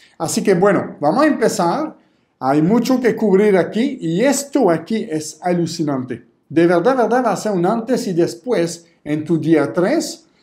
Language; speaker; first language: Spanish; non-native, fluent; French